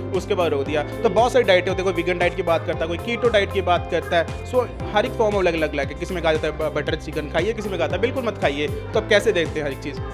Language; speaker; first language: Hindi; non-native, local second language; Punjabi